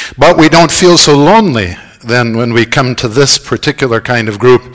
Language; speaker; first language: English; native; English